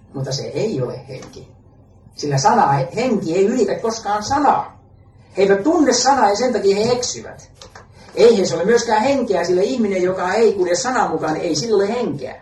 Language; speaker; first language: Finnish; native; Finnish